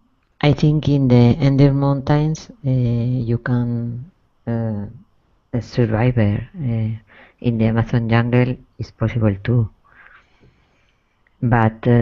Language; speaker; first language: English; non-native, learner; Spanish